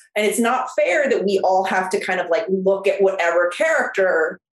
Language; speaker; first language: English; non-native, fluent; Korean